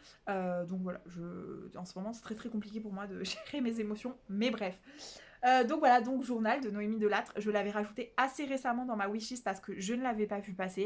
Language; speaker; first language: French; native; French